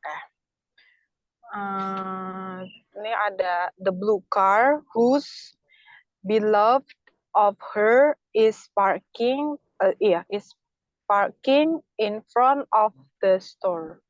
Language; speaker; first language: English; non-native, learner; Indonesian